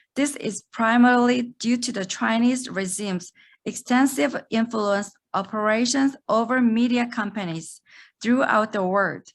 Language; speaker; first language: English; non-native, fluent; Korean